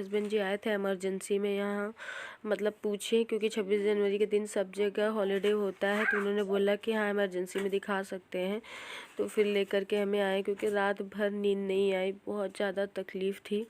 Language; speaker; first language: Hindi; native; Hindi